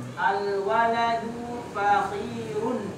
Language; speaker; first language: Arabic; non-native, fluent; Indonesian